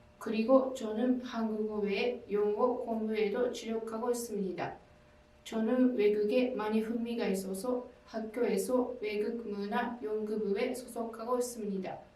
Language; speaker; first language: Korean; non-native, learner; Japanese